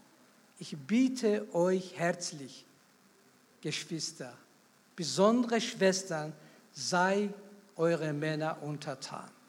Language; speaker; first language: German; non-native, fluent; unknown